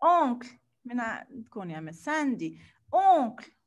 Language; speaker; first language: French; non-native, fluent; Arabic